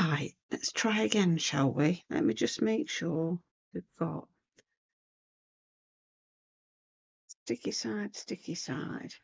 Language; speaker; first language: English; native; English